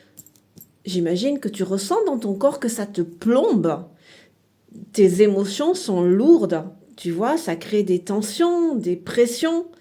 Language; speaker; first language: French; native; French